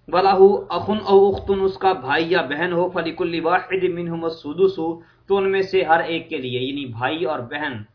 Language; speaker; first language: Urdu; non-native, local second language; Punjabi